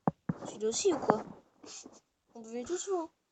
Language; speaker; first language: French; native; French